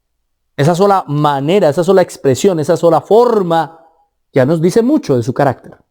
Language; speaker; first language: Spanish; native; Spanish